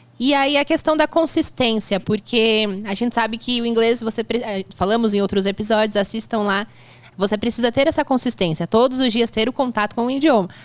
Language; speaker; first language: Portuguese; native; Portuguese